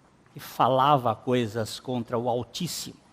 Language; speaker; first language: Portuguese; native; Portuguese